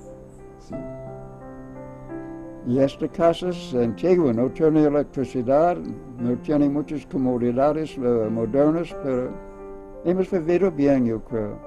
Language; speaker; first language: Spanish; non-native, fluent; English